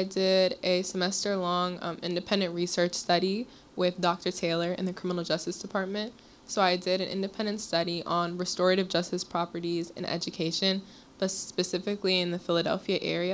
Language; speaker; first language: English; native; English